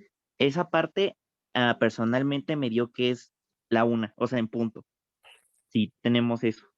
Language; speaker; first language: Spanish; native; Spanish